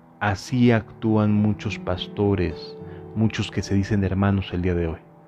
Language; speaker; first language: Spanish; native; Spanish